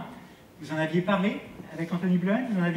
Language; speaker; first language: French; native; French